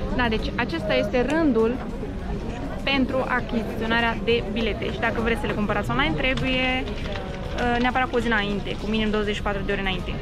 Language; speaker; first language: Romanian; early bilingual, heritage; Romanian